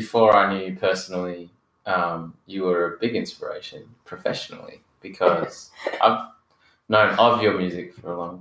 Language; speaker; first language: English; native; English